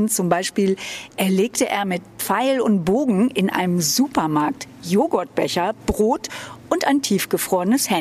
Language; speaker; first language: German; native; German